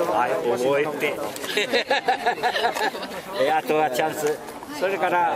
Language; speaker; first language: Japanese; non-native, learner; Chinese